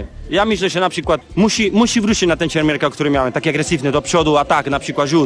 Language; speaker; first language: Polish; non-native, learner; Spanish